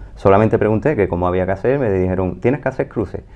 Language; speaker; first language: Spanish; native; Spanish